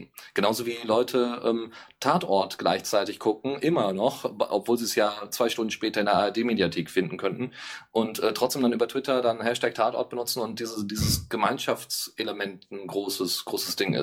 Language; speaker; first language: German; native; German